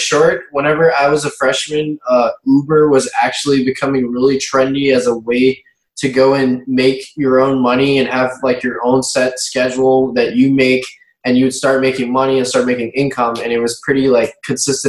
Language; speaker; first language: English; native; English